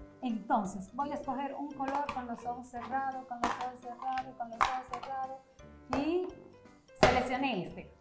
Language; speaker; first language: Spanish; native; Spanish